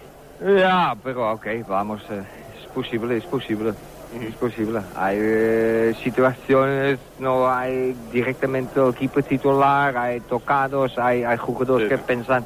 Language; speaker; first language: Spanish; non-native, learner; Dutch